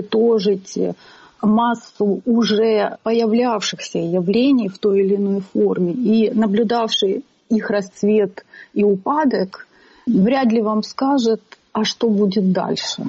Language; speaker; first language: Russian; native; Russian